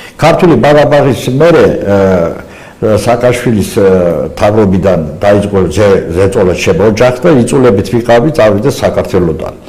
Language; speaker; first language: Georgian; non-native, local second language; Azerbaijani